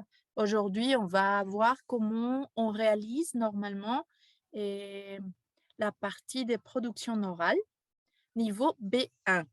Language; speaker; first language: French; non-native, fluent; Spanish